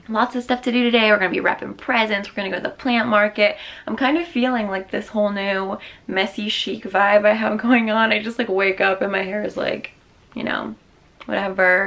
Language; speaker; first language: English; native; English